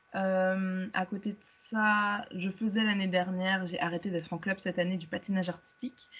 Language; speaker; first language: French; native; French